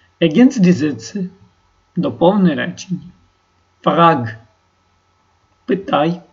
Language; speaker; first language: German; non-native, fluent; Ukrainian